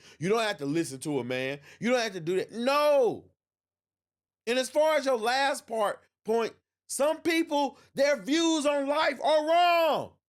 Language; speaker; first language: English; native; English